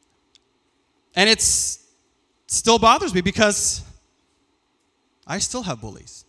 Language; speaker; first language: English; early bilingual, other home language; Persian